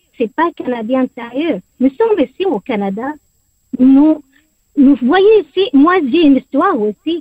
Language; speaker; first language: French; non-native, learner; Arabic